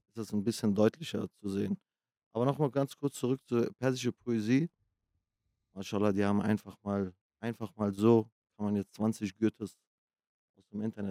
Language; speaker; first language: German; early bilingual, other home language; Kurdish